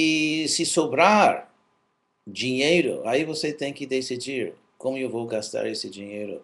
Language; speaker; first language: Portuguese; non-native, fluent; English